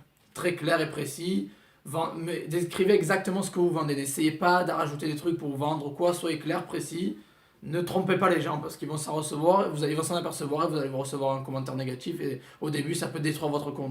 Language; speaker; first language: French; native; French